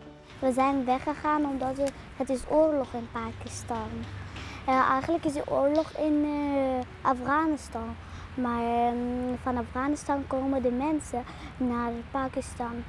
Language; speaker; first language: Dutch; early bilingual, other home language; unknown